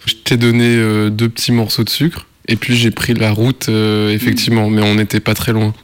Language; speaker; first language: French; native; French